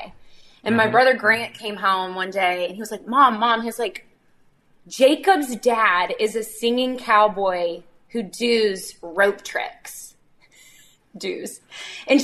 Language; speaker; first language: English; native; English